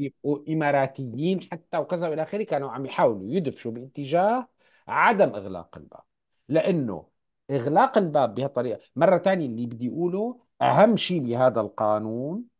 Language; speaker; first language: Arabic; native; Arabic